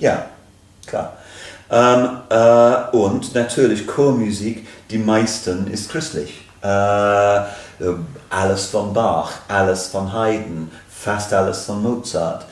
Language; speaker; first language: German; non-native, fluent; English